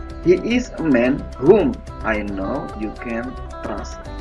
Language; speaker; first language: English; non-native, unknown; Indonesian